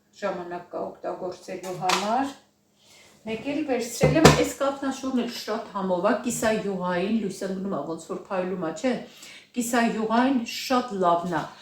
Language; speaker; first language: Armenian; native; Armenian